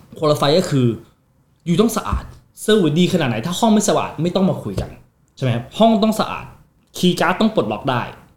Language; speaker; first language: Thai; non-native, fluent; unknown